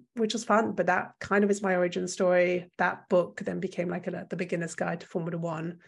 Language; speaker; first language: English; non-native, fluent; French